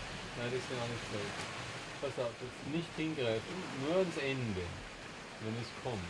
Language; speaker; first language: German; native; German